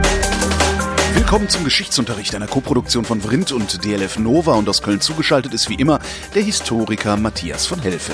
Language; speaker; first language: German; native; German